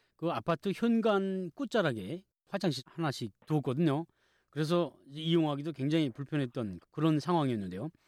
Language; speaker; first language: Korean; native; Korean